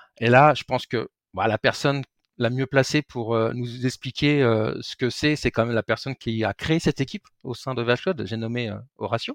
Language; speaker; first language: French; native; French